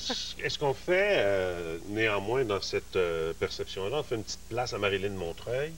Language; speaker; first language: French; native; French